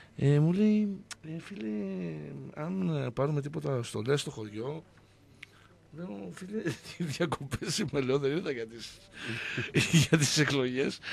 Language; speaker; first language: Greek; native; Greek